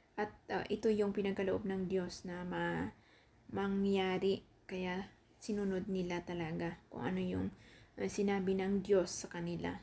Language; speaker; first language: Filipino; native; Filipino